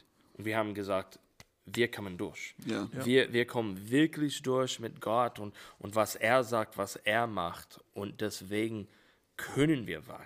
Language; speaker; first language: German; non-native, fluent; English